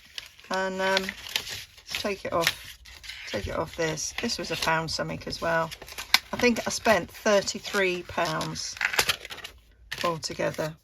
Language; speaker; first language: English; native; English